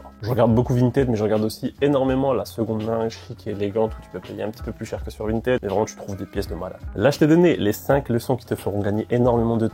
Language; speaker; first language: French; native; French